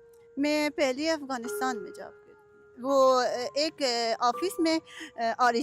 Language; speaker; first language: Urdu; non-native, learner; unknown